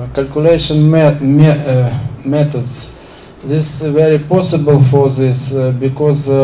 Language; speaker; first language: English; non-native, learner; Ukrainian